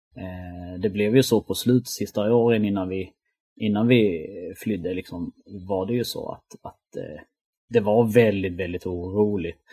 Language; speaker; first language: Swedish; early bilingual, other home language; Albanian